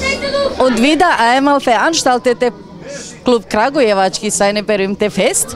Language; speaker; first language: German; non-native, learner; Croatian